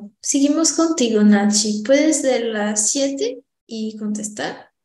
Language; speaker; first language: Spanish; non-native, fluent; Portuguese